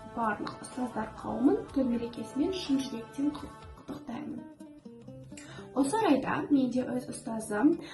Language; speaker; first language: Kazakh; non-native, local second language; Russian